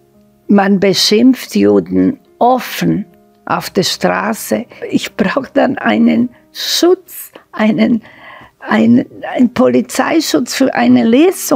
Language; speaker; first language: German; non-native, fluent; Slovak